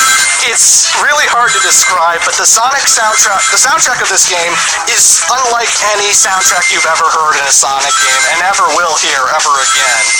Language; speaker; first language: English; native; English